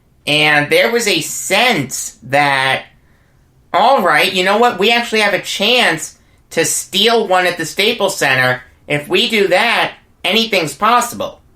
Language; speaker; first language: English; native; English